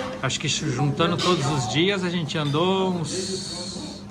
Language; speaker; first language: Portuguese; native; Portuguese